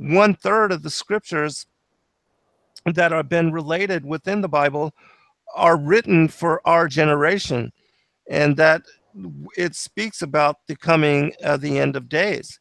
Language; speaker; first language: English; native; English